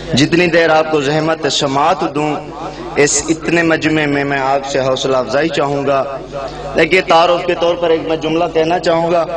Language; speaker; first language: Urdu; non-native, local second language; Saraiki